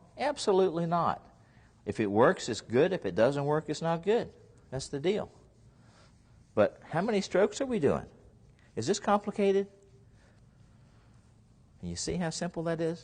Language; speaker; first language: English; native; English